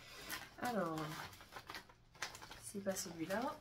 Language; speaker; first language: French; native; French